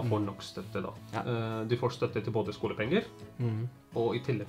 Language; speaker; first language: Norwegian; early bilingual, other home language; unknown